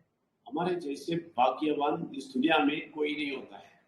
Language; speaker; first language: Hindi; non-native, local second language; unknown